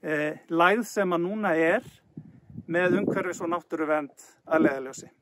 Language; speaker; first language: Icelandic; native; Icelandic